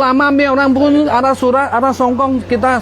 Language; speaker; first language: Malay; non-native, local second language; Cantonese